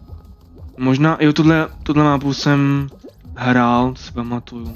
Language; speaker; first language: Czech; native; Czech